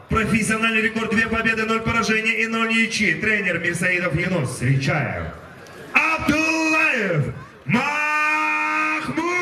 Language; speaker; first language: Russian; non-native, local second language; Kyrgyz